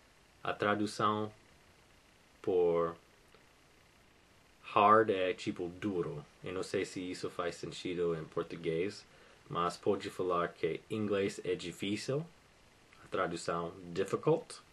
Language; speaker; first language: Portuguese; non-native, fluent; English